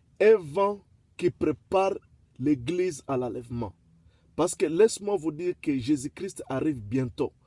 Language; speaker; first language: French; non-native, local second language; Lingala